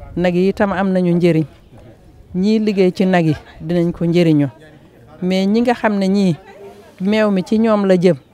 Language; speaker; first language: Wolof; non-native, local second language; Fula